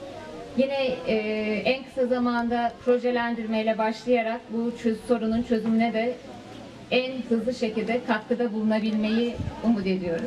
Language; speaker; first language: Turkish; native; Turkish